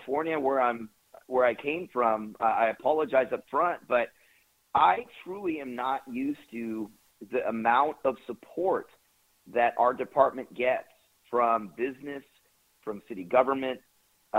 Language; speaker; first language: English; early bilingual, other home language; Spanish